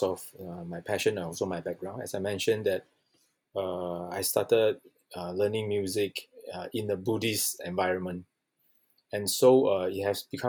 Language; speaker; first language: English; non-native, local second language; Chinese